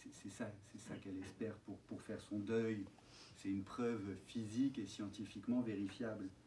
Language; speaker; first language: French; native; French